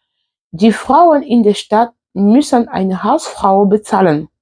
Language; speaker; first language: German; non-native, fluent; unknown